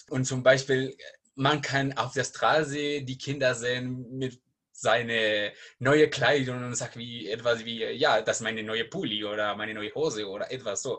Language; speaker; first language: German; non-native, learner; Spanish